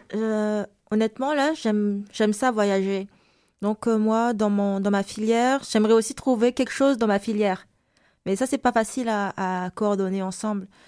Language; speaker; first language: French; non-native, local second language; Malagasy